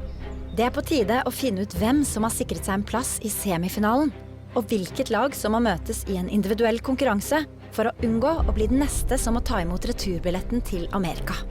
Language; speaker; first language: Norwegian; native; Norwegian